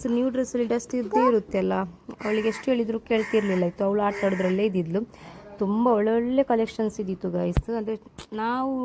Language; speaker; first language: Kannada; non-native, local second language; Tulu